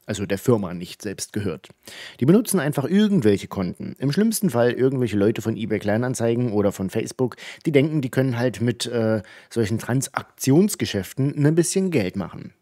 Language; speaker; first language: German; native; German